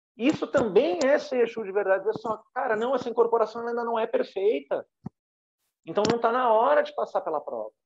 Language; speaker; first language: Portuguese; native; Portuguese